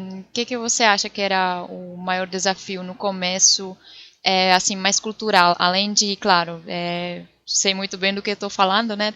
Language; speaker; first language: Portuguese; non-native, fluent; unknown